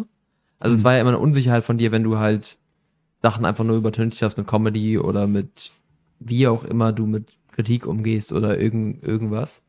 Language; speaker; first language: German; native; German